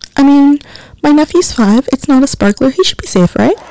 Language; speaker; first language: English; native; English